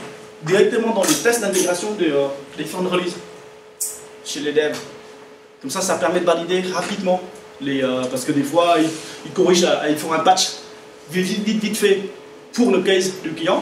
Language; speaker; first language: French; native; French